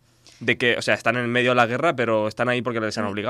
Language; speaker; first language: Spanish; native; Spanish